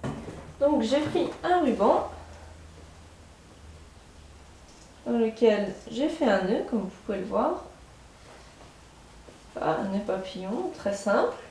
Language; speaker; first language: French; native; French